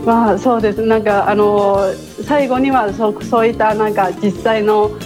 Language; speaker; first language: Japanese; non-native, fluent; Chinese